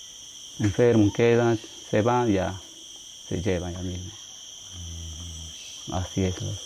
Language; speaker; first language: Spanish; non-native, local second language; Shipibo-Conibo